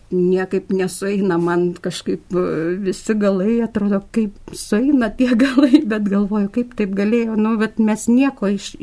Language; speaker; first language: Lithuanian; native; Lithuanian